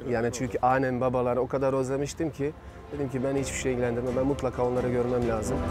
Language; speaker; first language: Turkish; non-native, fluent; Bosnian